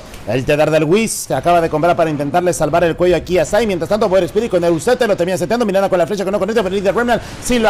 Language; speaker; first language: Spanish; native; Spanish